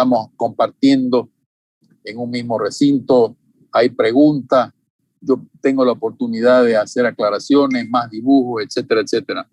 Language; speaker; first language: Spanish; native; Spanish